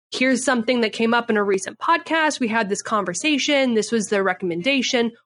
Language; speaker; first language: English; native; English